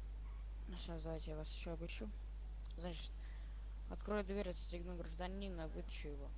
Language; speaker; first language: Russian; native; Russian